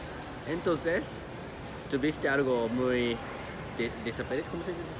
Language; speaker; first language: Spanish; non-native, learner; Japanese